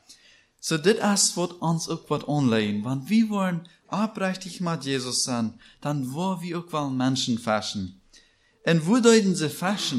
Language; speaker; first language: German; non-native, learner; Plautdietsch